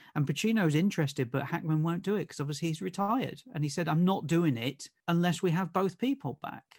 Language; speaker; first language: English; native; English